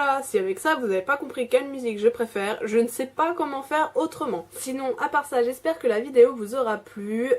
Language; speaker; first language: French; native; French